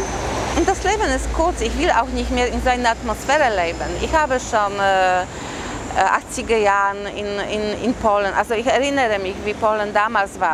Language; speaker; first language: German; non-native, fluent; Polish